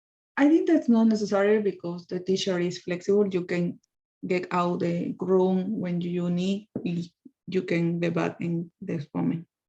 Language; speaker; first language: English; non-native, learner; Spanish